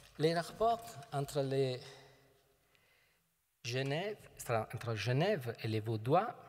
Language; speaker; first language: French; non-native, fluent; Italian